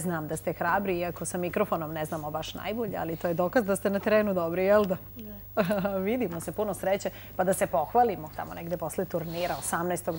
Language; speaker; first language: Serbian; native; Serbian